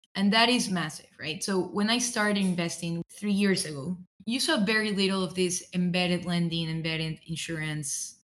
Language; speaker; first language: English; non-native, fluent; Spanish